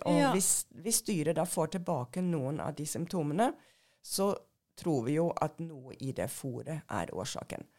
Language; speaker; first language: Norwegian; non-native, fluent; German